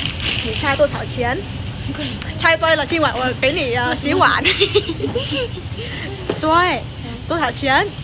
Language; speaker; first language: Chinese; non-native, fluent; Vietnamese